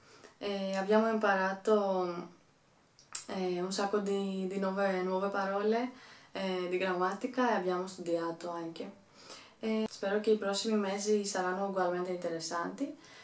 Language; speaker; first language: Italian; non-native, learner; Greek